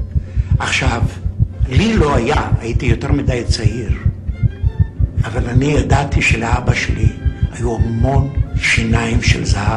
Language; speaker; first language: Hebrew; non-native, fluent; Ladino